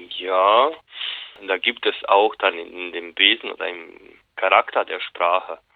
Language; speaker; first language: German; non-native, fluent; Bosnian